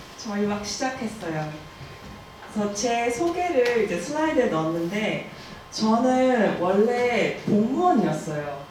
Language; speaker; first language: Korean; early bilingual, heritage; Korean